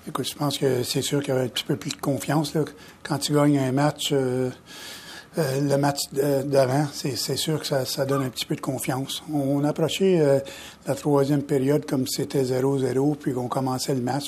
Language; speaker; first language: French; native; French